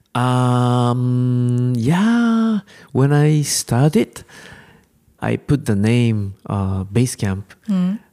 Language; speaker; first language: English; non-native, learner; Japanese